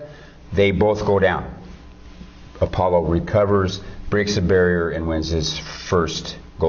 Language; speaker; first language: English; native; English